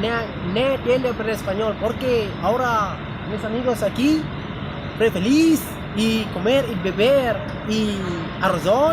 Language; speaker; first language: Spanish; non-native, learner; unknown